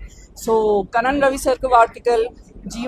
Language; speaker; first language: Tamil; non-native, fluent; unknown